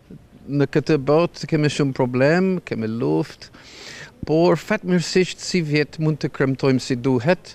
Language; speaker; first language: Albanian; non-native, fluent; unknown